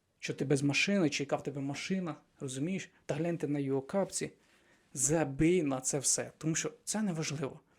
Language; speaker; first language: Ukrainian; non-native, local second language; Russian